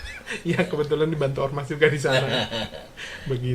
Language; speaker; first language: Indonesian; native; Indonesian